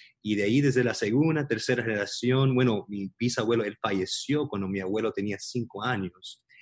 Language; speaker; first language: Spanish; early bilingual, heritage; Spanish